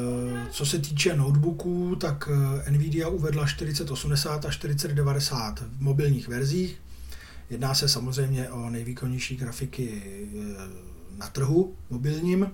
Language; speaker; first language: Czech; native; Czech